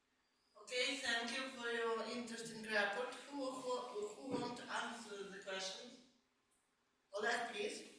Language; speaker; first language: English; non-native, learner; Ukrainian